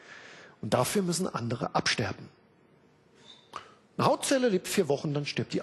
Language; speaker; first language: German; native; German